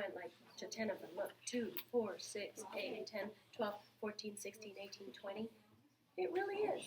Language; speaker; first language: English; native; English